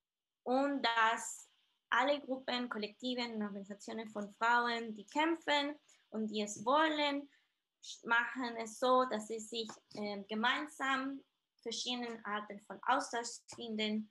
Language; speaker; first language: German; non-native, fluent; Spanish